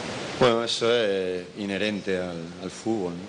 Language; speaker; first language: Spanish; native; Spanish